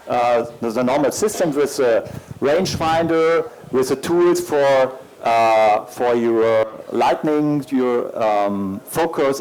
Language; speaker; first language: English; non-native, learner; German